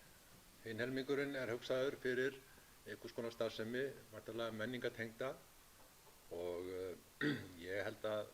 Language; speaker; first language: Icelandic; native; Icelandic